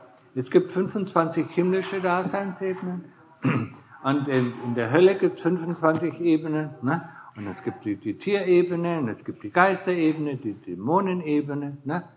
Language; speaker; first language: German; non-native, fluent; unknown